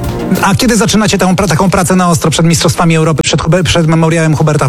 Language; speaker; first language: Polish; native; Polish